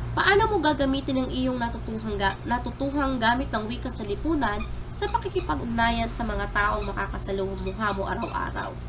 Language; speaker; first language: Filipino; native; Filipino